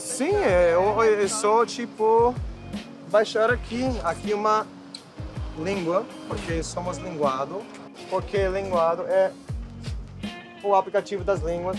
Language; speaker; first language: Portuguese; non-native, fluent; English